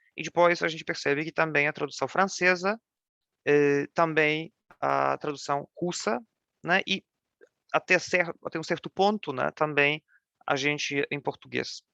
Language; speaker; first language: Portuguese; non-native, fluent; Polish